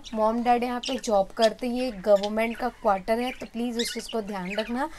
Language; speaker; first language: Hindi; non-native, local second language; Odia